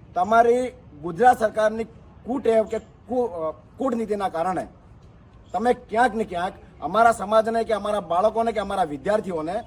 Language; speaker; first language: Gujarati; non-native, local second language; Bhili